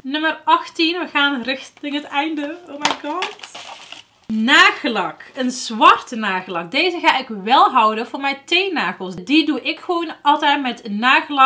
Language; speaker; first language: Dutch; native; Dutch